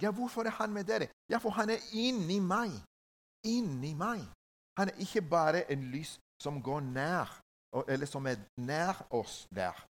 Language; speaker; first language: Norwegian; non-native, learner; Spanish